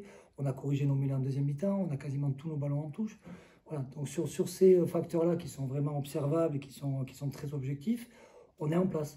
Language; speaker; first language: French; native; French